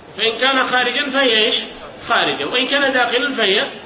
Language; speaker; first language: Arabic; native; Arabic